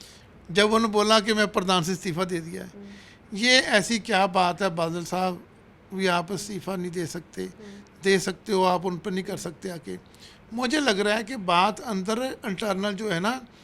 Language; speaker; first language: Hindi; non-native, local second language; Punjabi